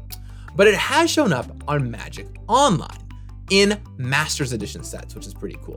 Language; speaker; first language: English; native; English